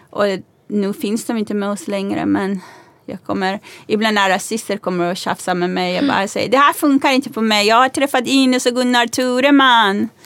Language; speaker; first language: Swedish; non-native, fluent; Persian